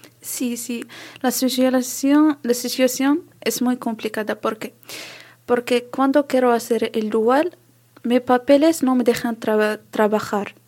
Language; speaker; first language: Spanish; non-native, learner; Arabic